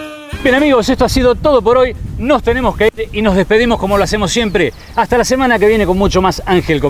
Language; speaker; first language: Spanish; native; Spanish